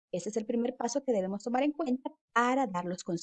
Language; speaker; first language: Spanish; native; Spanish